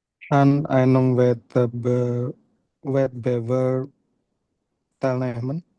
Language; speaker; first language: German; non-native, learner; Indonesian